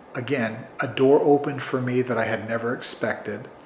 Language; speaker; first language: English; native; English